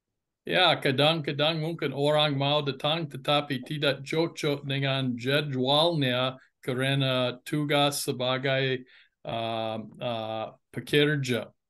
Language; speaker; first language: Indonesian; non-native, fluent; English